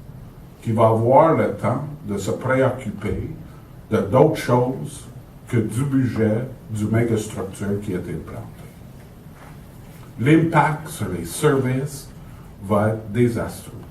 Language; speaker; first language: French; native; French